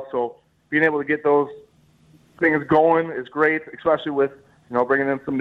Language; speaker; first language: English; native; English